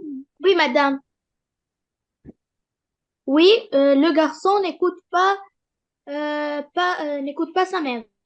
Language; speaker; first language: French; non-native, learner; Arabic